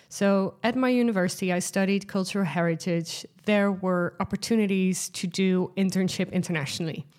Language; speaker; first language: English; non-native, fluent; Dutch